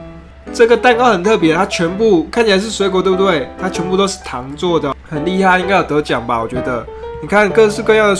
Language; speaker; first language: Chinese; native; Chinese